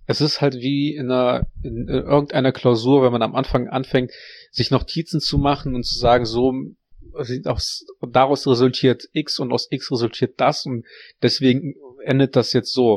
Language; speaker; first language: German; native; German